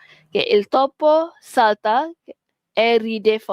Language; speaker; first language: Italian; non-native, fluent; Malay